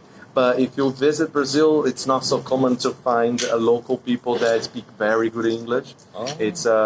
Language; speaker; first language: English; non-native, fluent; Portuguese